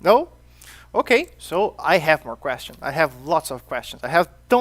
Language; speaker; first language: English; non-native, fluent; Portuguese